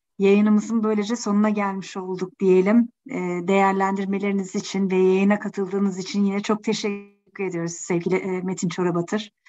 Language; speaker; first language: Turkish; native; Turkish